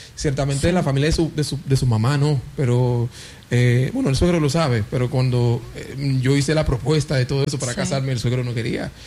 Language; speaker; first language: Spanish; non-native, fluent; Haitian Creole